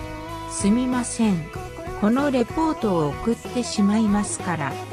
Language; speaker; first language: Japanese; non-native, learner; English